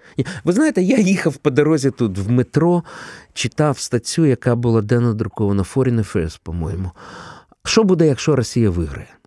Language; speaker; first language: Ukrainian; non-native, local second language; Russian